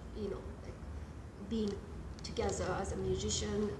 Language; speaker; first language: English; non-native, fluent; Japanese